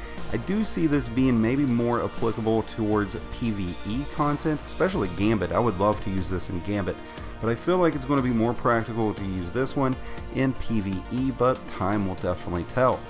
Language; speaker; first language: English; native; English